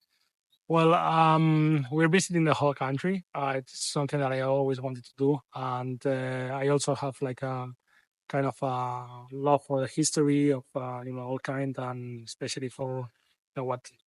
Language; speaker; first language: English; non-native, fluent; Spanish